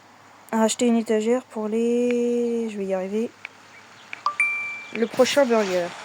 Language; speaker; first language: French; native; French